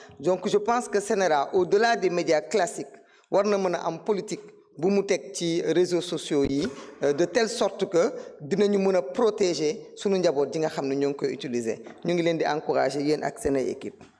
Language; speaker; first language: Wolof; non-native, local second language; Fula